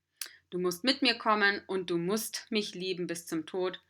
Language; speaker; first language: German; non-native, fluent; English